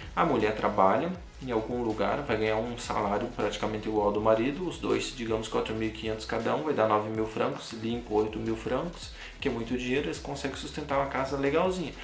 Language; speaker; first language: Portuguese; native; Portuguese